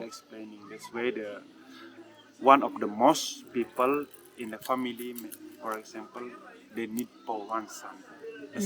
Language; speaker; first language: English; non-native, learner; Indonesian